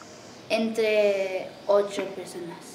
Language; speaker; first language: Spanish; early bilingual, heritage; English